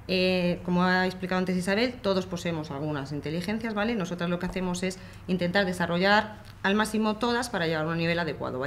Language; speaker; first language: Spanish; native; Spanish